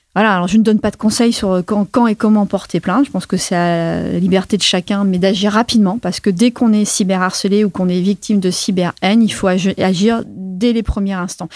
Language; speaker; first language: French; native; French